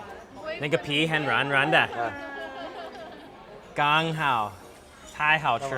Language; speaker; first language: Chinese; non-native, fluent; English